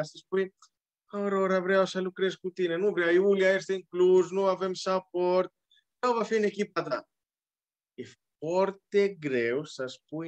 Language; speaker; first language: Romanian; non-native, learner; Greek